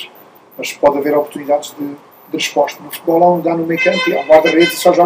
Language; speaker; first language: Portuguese; native; Portuguese